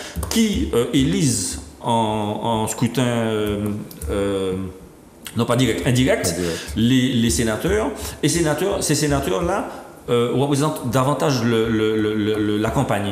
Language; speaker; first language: French; native; French